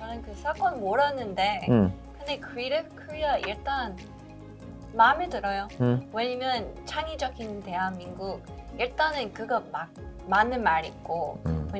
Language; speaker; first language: Korean; non-native, fluent; English